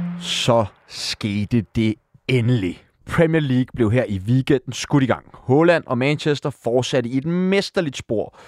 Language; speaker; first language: Danish; native; Danish